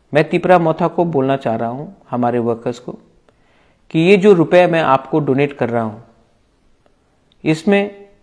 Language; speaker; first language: Hindi; non-native, local second language; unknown